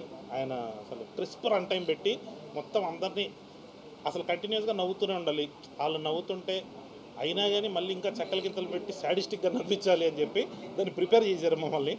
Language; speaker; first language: Telugu; native; Telugu